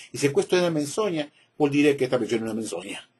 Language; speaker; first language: Italian; non-native, learner; Spanish